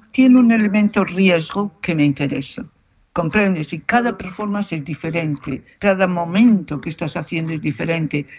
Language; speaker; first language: Spanish; native; Spanish